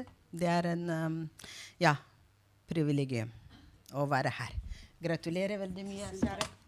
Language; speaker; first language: Norwegian; non-native, fluent; Persian